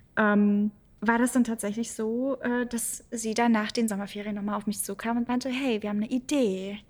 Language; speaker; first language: German; early bilingual, other home language; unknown